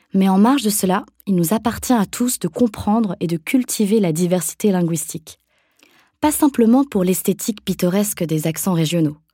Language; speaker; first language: French; native; French